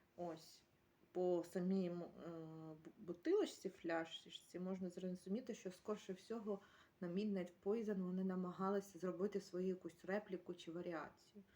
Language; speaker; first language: Ukrainian; native; Ukrainian